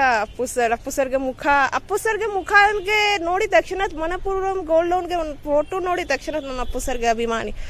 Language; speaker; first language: Kannada; non-native, local second language; Bangla